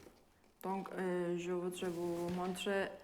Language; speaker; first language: French; non-native, fluent; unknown